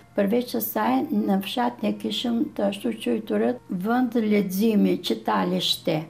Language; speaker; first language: Albanian; early bilingual, other home language; Bulgarian